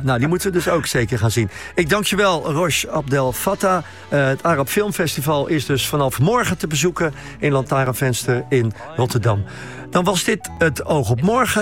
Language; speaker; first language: Dutch; native; Dutch